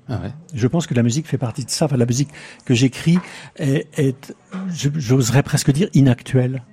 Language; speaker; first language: French; native; French